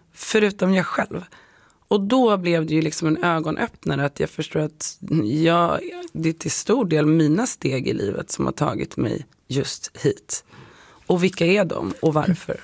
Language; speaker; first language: Swedish; native; Swedish